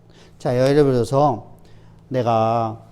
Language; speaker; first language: Korean; native; Korean